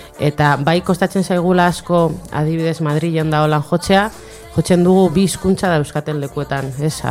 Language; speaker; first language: Basque; non-native, local second language; Spanish